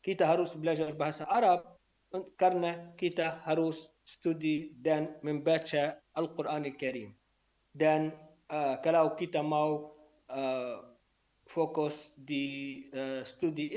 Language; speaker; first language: Indonesian; non-native, learner; Arabic